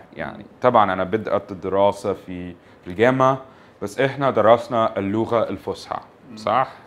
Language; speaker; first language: Arabic; non-native, fluent; English